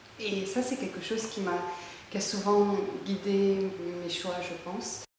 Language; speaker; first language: French; non-native, local second language; Arabic